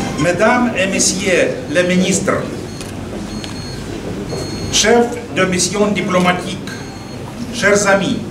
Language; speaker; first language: French; non-native, fluent; Russian